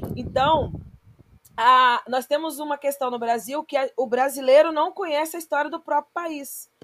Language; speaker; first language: Portuguese; native; Portuguese